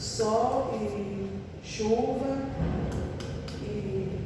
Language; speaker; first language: Portuguese; non-native, learner; Spanish